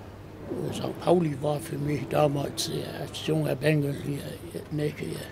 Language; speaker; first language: German; native; German